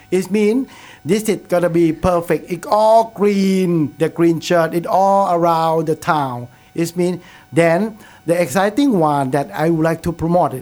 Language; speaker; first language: English; non-native, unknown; Thai